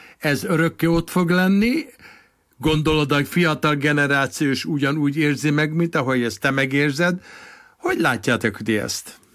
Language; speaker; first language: Hungarian; native; Hungarian